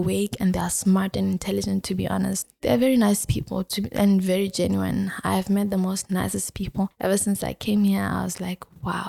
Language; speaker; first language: English; non-native, local second language; Tswana